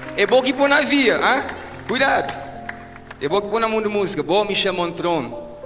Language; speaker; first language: Portuguese; non-native, local second language; Kabuverdianu